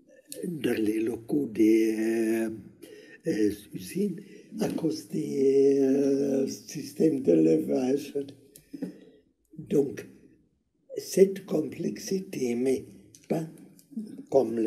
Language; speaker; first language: French; non-native, learner; Hungarian